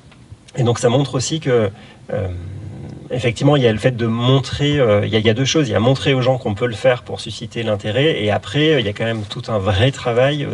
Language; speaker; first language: French; native; French